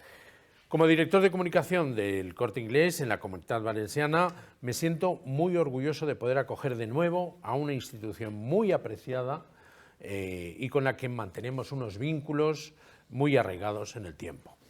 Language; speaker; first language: Spanish; native; Spanish